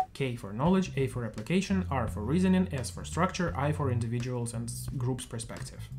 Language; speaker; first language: English; non-native, fluent; Russian